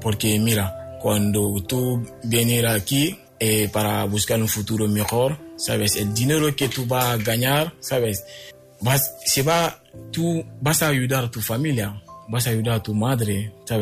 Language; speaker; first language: Spanish; non-native, local second language; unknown